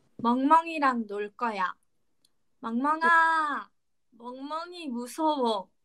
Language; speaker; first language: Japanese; early bilingual, other home language; Korean